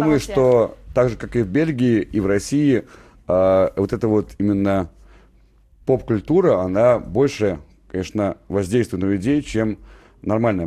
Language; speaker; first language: Russian; native; Russian